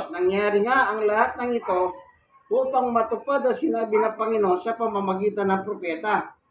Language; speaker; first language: Filipino; non-native, local second language; Pampanga